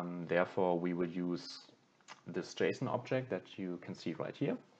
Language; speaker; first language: English; non-native, fluent; German